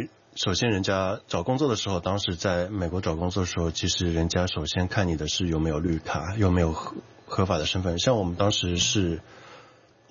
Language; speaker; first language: Chinese; native; Chinese